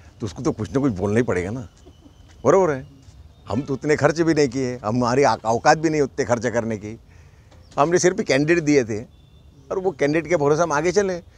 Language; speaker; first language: Hindi; non-native, local second language; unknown